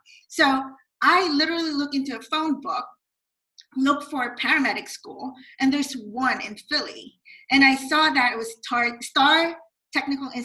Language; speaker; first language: English; non-native, local second language; Filipino